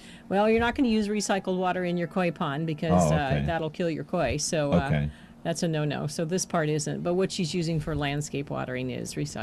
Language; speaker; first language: English; native; English